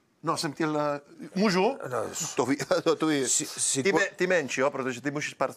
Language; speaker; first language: Czech; non-native, learner; Italian